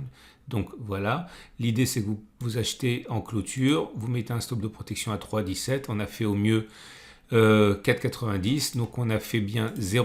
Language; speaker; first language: French; native; French